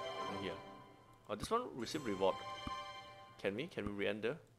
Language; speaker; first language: English; non-native, learner; Thai